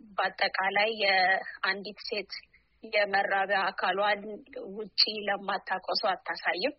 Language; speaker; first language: Amharic; non-native, local second language; Oromo